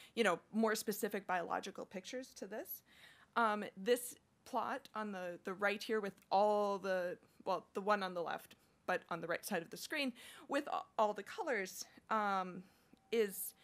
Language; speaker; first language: English; native; English